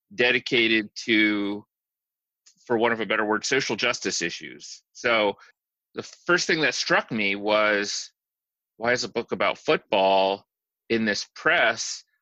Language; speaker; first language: English; native; English